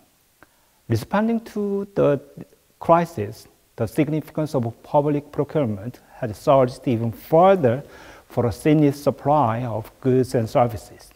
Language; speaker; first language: English; non-native, fluent; Korean